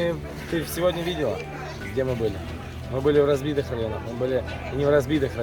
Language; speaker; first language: Russian; native; Russian